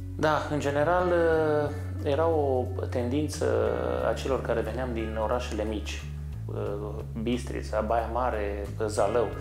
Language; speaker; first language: Romanian; native; Romanian